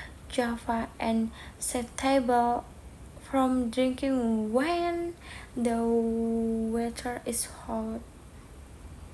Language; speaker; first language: English; non-native, learner; Indonesian